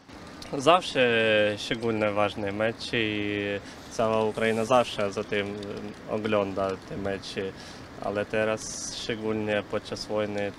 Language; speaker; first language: Polish; non-native, learner; Ukrainian